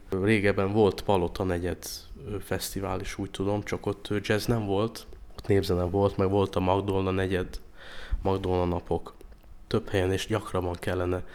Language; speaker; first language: Hungarian; native; Hungarian